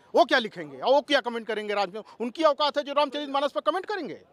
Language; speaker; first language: Hindi; native; Hindi